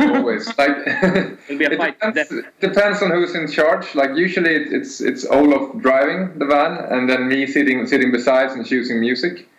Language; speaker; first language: English; non-native, fluent; Swedish